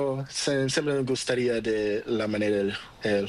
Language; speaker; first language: Spanish; non-native, learner; Portuguese